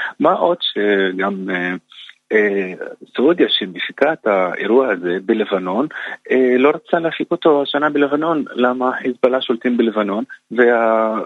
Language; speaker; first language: Hebrew; non-native, local second language; Arabic